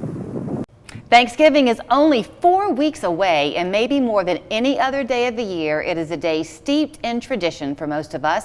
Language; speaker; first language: English; native; English